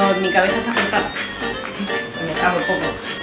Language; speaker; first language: Spanish; native; Spanish